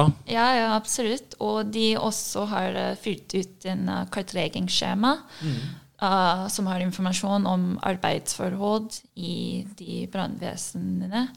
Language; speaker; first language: Norwegian; non-native, fluent; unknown